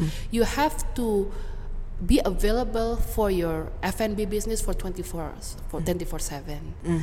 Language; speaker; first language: English; early bilingual, other home language; Indonesian